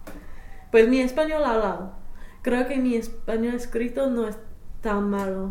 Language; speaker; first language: Spanish; non-native, fluent; English